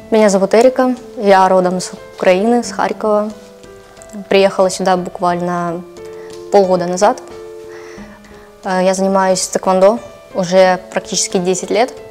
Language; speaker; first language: Ukrainian; non-native, local second language; Russian